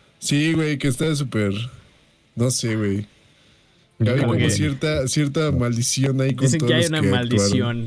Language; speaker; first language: Spanish; native; Spanish